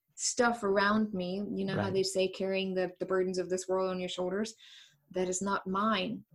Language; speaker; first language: English; non-native, fluent; German